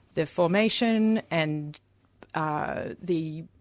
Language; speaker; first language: English; native; English